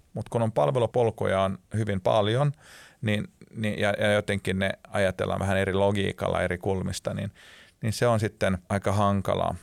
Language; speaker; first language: Finnish; non-native, local second language; Swedish